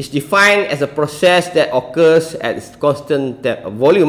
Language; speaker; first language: English; non-native, local second language; Malay